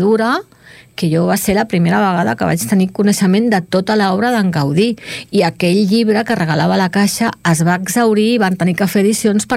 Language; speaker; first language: Catalan; native; Catalan